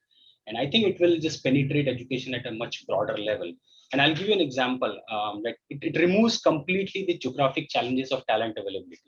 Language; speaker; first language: English; non-native, local second language; Hindi